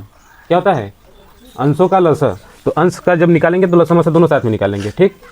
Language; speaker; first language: Hindi; native; Hindi